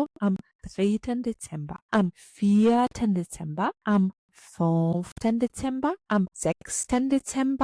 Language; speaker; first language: German; non-native, fluent; Ukrainian